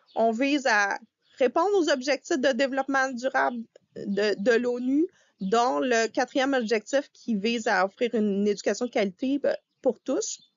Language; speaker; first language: French; native; French